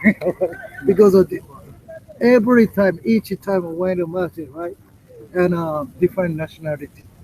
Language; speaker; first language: English; non-native, learner; Japanese